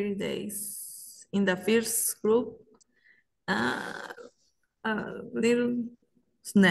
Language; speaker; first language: English; non-native, learner; Spanish